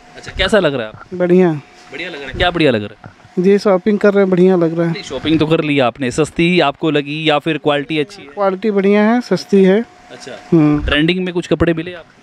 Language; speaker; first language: Hindi; native; Hindi